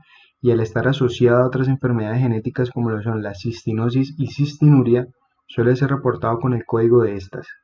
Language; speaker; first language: Spanish; native; Spanish